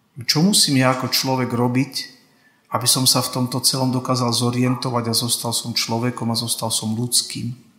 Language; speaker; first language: Slovak; native; Slovak